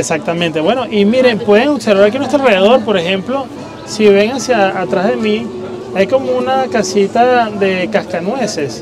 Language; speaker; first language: Spanish; native; Spanish